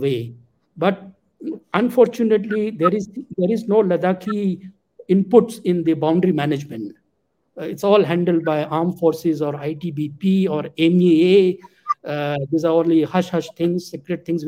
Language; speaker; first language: English; non-native, local second language; Ladakhi